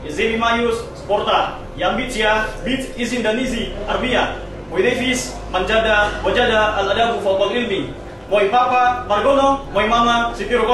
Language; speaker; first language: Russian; non-native, learner; Indonesian